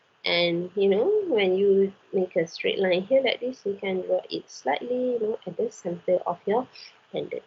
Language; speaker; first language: English; non-native, local second language; Malay